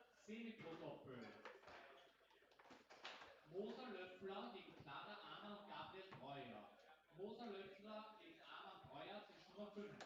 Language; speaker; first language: German; native; German